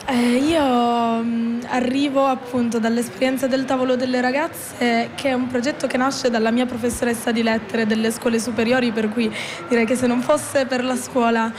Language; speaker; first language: Italian; native; Italian